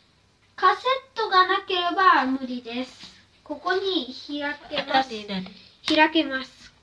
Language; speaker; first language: Japanese; early bilingual, other home language; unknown